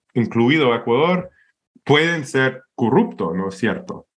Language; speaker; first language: Spanish; non-native, fluent; English